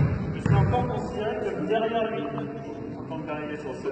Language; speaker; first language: French; native; French